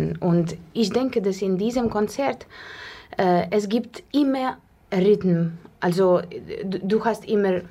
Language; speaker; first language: German; non-native, learner; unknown